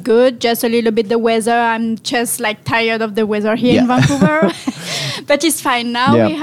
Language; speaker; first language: English; non-native, learner; French